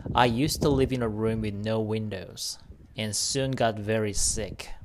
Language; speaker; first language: English; non-native, fluent; Korean